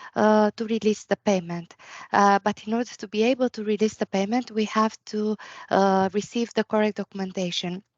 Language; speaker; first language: English; non-native, fluent; Romanian